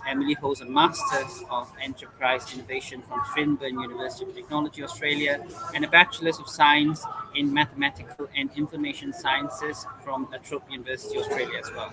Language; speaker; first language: English; non-native, local second language; Malay